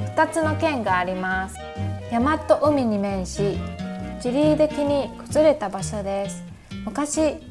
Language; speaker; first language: Japanese; non-native, fluent; Chinese